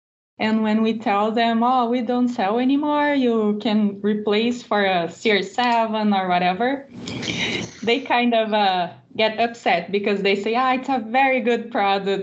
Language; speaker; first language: English; non-native, fluent; Portuguese